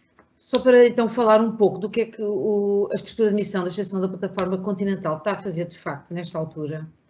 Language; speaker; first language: Portuguese; native; Portuguese